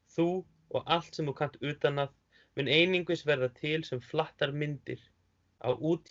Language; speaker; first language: Icelandic; native; Icelandic